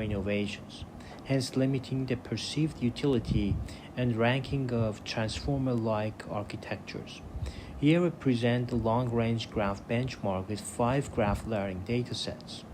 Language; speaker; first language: English; non-native, fluent; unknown